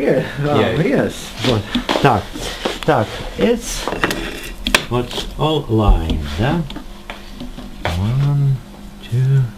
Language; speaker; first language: English; non-native, learner; Russian